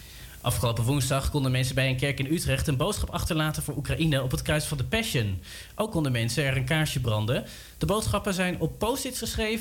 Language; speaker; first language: Dutch; native; Dutch